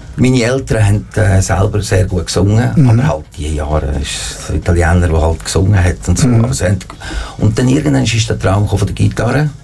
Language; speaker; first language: German; non-native, fluent; Italian